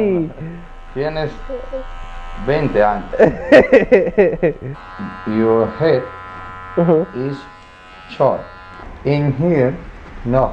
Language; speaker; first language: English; non-native, learner; Spanish